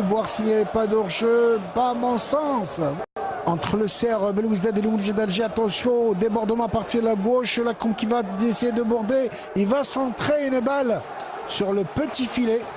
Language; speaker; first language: French; non-native, local second language; Arabic